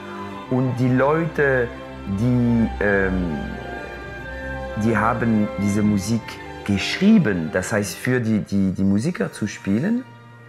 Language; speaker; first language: German; non-native, local second language; French